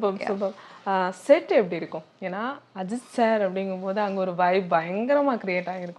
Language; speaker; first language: Tamil; native; Tamil